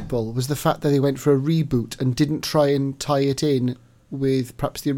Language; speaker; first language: English; native; English